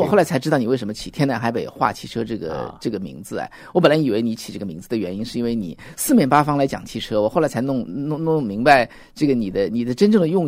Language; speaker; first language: Chinese; native; Chinese